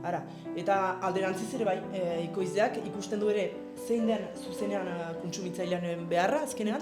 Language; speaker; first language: Basque; native; Basque